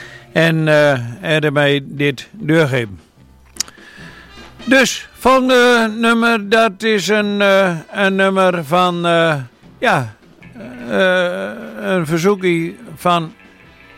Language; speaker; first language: Dutch; native; Dutch